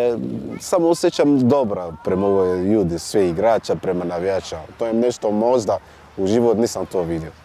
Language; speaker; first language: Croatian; non-native, learner; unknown